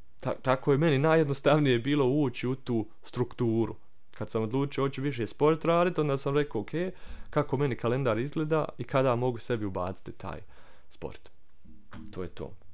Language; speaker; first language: Serbian; early bilingual, heritage; Croatian